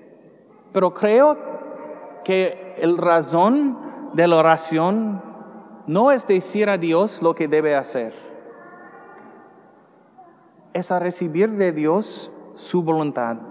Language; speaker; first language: Spanish; non-native, learner; English